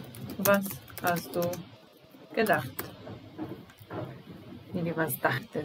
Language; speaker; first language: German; non-native, fluent; Serbian